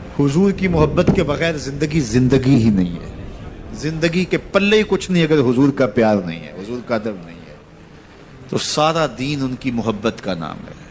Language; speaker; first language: Urdu; non-native, local second language; Punjabi